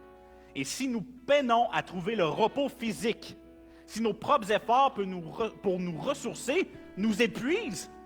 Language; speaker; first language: French; native; French